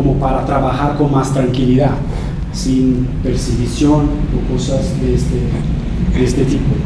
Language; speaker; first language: Spanish; non-native, fluent; Portuguese